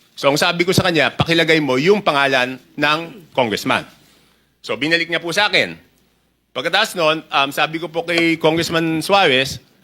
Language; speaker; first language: Filipino; native; Filipino